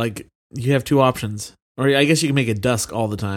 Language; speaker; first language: English; native; English